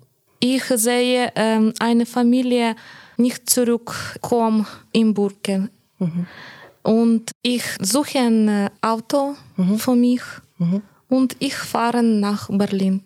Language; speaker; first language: German; non-native, learner; Ukrainian